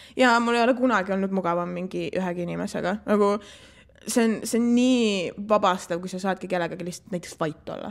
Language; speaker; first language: Estonian; native; Estonian